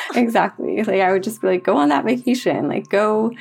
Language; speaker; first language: English; early bilingual, other home language; Spanish